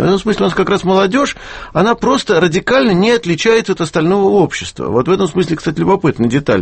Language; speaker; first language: Russian; native; Russian